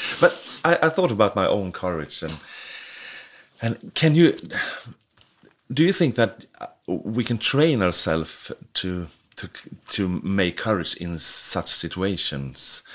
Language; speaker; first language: English; non-native, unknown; Swedish